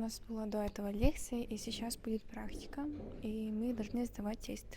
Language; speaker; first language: Russian; non-native, learner; Mongolian